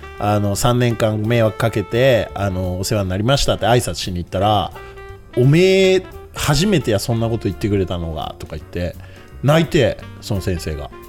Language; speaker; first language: Japanese; native; Japanese